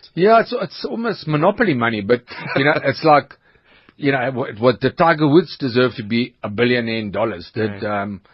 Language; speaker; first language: English; native; English